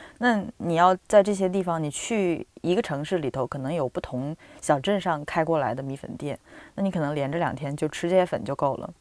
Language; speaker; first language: Chinese; native; Chinese